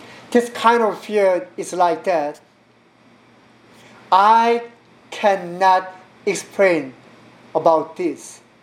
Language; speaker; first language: English; non-native, learner; Korean